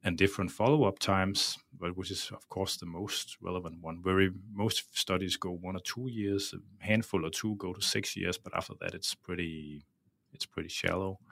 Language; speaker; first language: English; non-native, fluent; Danish